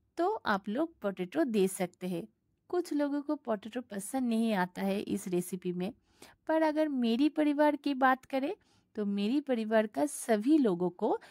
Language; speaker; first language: Hindi; non-native, local second language; Bangla